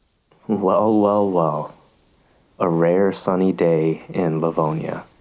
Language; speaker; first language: English; native; English